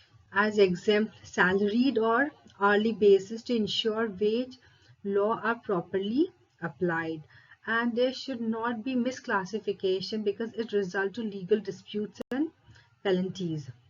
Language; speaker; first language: English; non-native, local second language; Hindi